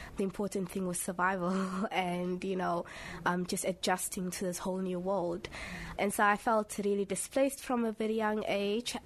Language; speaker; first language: English; early bilingual, other home language; Somali